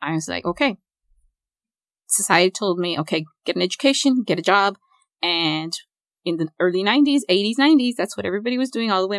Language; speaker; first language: English; early bilingual, other home language; Spanish